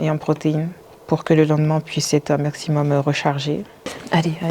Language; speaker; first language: French; native; French